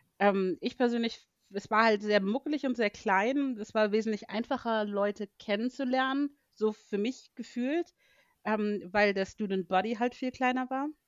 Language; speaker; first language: German; native; German